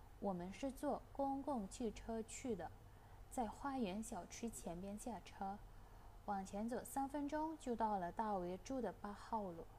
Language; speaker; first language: Chinese; non-native, fluent; Indonesian